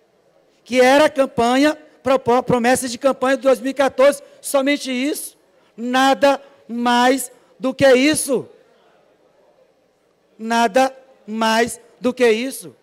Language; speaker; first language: Portuguese; native; Portuguese